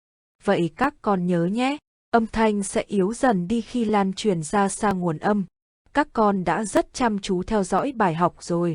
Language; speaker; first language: Vietnamese; native; Vietnamese